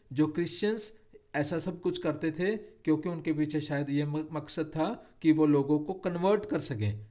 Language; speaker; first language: Hindi; native; Hindi